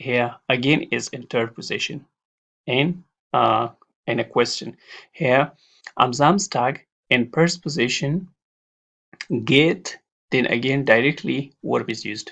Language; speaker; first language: English; non-native, fluent; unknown